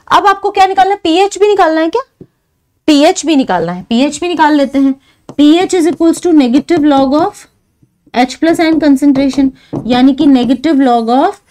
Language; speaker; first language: Hindi; native; Hindi